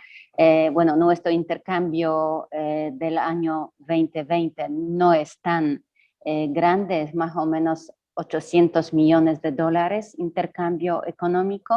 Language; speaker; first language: Spanish; non-native, fluent; Polish